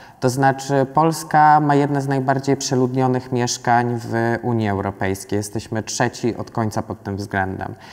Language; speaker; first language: Polish; native; Polish